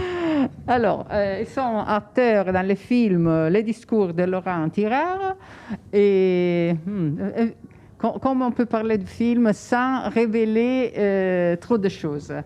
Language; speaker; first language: French; non-native, fluent; Italian